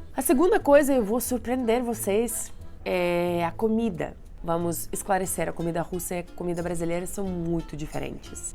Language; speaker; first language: Portuguese; non-native, fluent; Russian